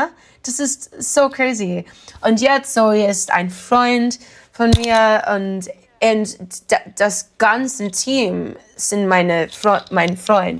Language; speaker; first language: German; non-native, learner; English